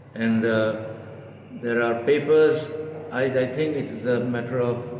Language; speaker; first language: English; non-native, local second language; Bangla